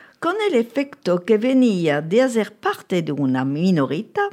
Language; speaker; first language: Spanish; early bilingual, heritage; French